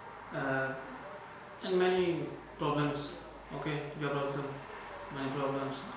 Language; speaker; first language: English; non-native, learner; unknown